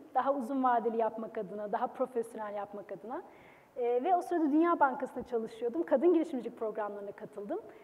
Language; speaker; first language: Turkish; native; Turkish